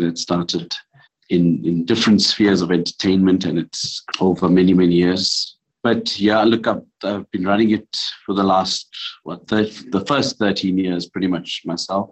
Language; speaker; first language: English; native; English